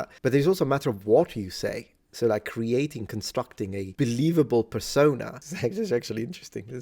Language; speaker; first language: English; non-native, fluent; Italian